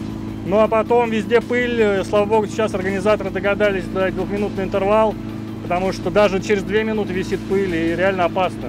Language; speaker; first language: Russian; native; Russian